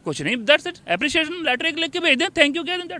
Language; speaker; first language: Hindi; native; Hindi